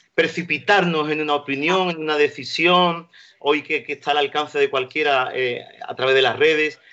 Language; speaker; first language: Spanish; native; Spanish